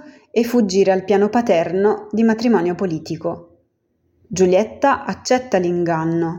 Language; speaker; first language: Italian; native; Italian